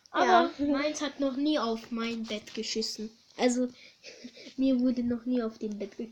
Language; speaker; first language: German; early bilingual, other home language; Hungarian